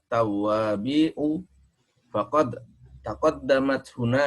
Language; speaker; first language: Arabic; non-native, learner; Indonesian